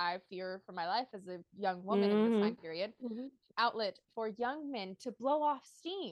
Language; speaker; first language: English; native; English